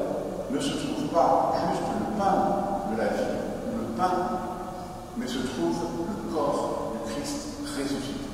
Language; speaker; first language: French; native; French